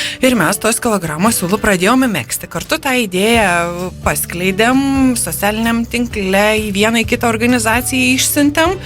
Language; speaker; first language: Lithuanian; native; Lithuanian